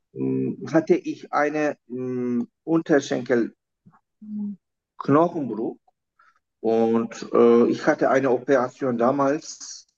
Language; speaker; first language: German; non-native, learner; Turkish